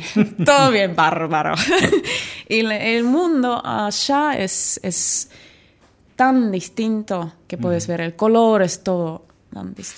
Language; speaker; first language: Spanish; non-native, learner; Finnish